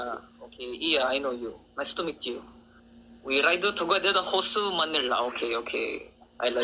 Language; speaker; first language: English; non-native, learner; Korean